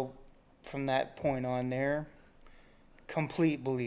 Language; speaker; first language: English; native; English